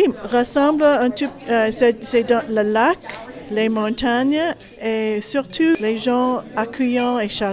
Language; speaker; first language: French; non-native, fluent; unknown